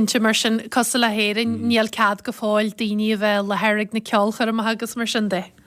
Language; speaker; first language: Irish; native; Irish